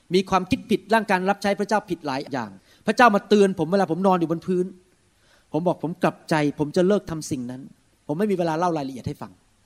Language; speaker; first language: Thai; early bilingual, heritage; Thai